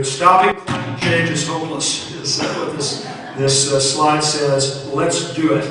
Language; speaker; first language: English; native; English